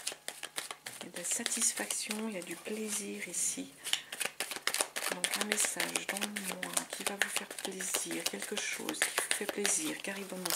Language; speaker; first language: French; native; French